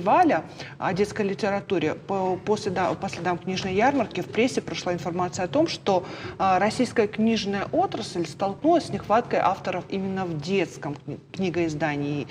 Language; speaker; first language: Russian; native; Russian